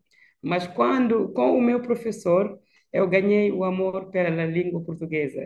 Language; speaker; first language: Portuguese; non-native, fluent; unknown